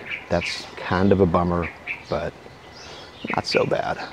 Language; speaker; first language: English; native; English